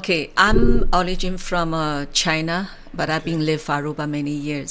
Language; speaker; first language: English; non-native, learner; Chinese